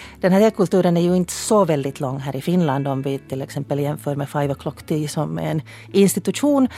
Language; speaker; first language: Swedish; native; Swedish